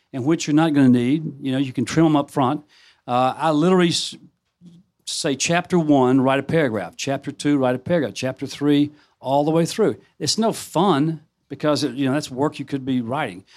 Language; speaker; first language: English; native; English